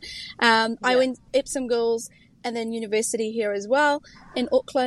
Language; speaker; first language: English; early bilingual, other home language; Urdu